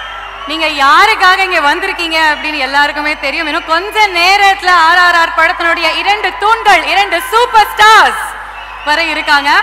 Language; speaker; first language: Tamil; native; Tamil